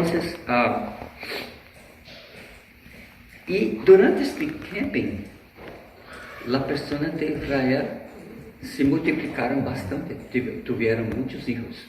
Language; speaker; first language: Spanish; non-native, fluent; Portuguese